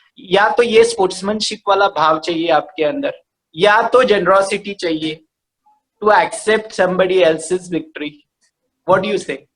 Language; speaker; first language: Hindi; non-native, local second language; Marathi